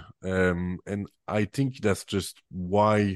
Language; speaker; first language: English; non-native, fluent; French